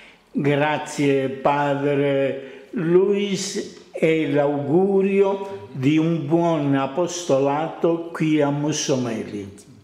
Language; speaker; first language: Italian; native; Italian